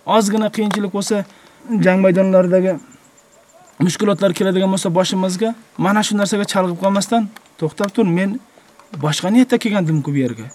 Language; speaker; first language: Uzbek; native; Uzbek